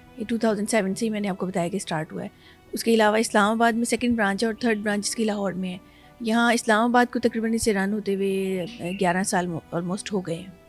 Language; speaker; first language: Urdu; native; Urdu